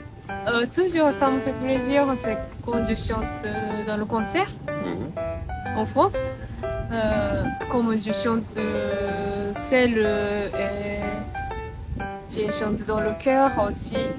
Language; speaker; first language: French; non-native, learner; Japanese